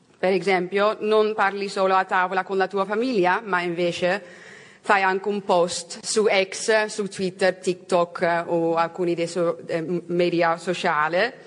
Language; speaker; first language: Italian; non-native, learner; Dutch